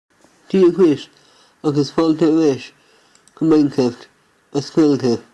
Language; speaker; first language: Irish; non-native, learner; English